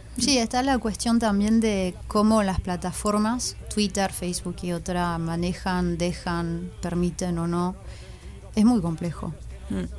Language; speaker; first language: Spanish; early bilingual, heritage; Spanish